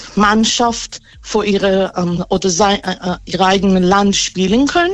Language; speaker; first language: German; non-native, fluent; Persian